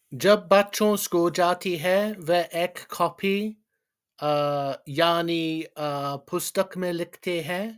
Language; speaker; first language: Hindi; non-native, learner; English